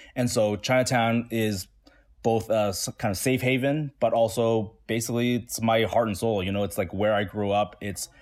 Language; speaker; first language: English; native; English